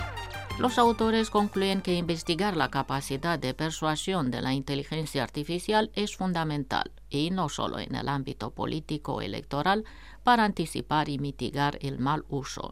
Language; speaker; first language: Spanish; non-native, fluent; Romanian